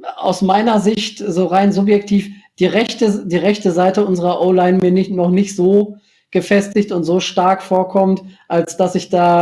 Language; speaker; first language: German; native; German